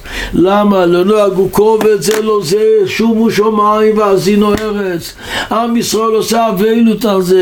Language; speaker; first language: Hebrew; non-native, local second language; Yiddish